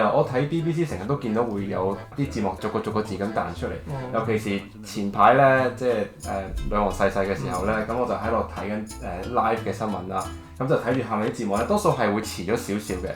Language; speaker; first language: Cantonese; native; Cantonese